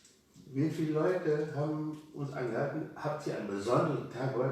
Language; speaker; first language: German; non-native, learner; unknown